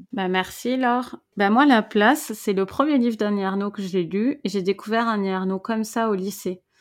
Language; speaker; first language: French; native; French